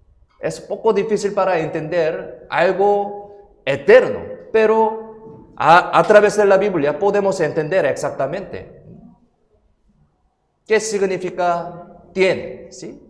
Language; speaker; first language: Spanish; non-native, fluent; Korean